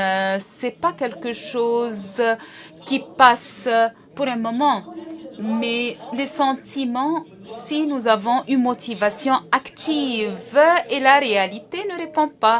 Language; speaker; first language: French; non-native, local second language; Arabic